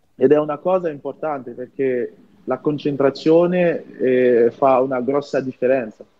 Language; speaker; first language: Italian; non-native, fluent; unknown